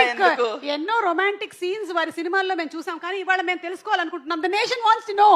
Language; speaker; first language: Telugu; native; Telugu